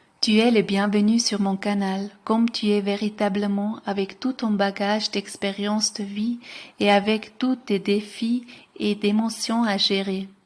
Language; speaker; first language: French; non-native, local second language; Swiss German